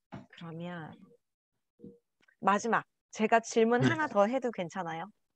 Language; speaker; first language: Korean; native; Korean